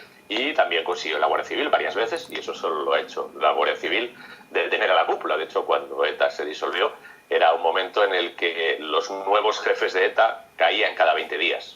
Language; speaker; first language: Spanish; native; Spanish